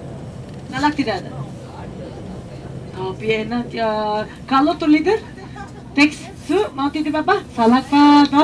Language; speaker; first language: Indonesian; non-native, learner; Turkish